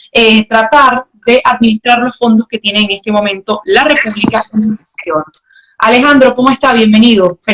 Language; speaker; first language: Spanish; native; Spanish